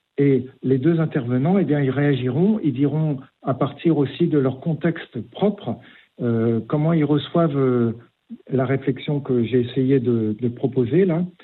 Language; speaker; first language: French; native; French